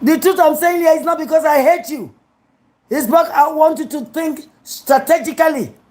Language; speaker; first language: English; non-native, local second language; Yoruba